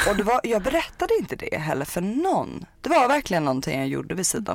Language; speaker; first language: Swedish; early bilingual, other home language; Persian